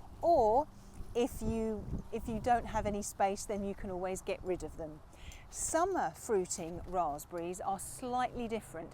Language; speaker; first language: English; native; English